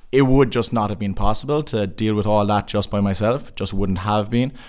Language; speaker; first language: English; native; English